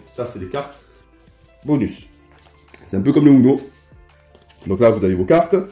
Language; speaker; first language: French; native; French